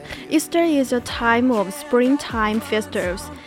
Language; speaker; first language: English; non-native, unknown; Chinese